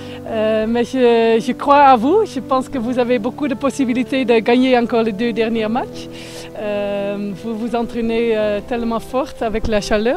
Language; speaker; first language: French; non-native, fluent; Dutch